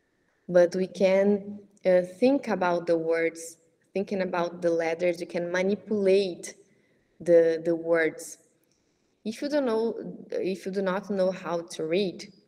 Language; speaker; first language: English; non-native, fluent; Portuguese